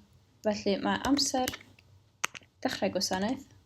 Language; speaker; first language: Welsh; native; Welsh